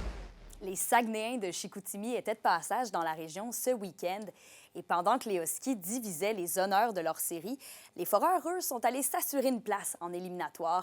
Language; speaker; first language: French; native; French